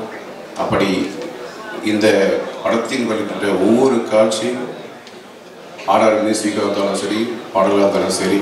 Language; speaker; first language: Tamil; native; Tamil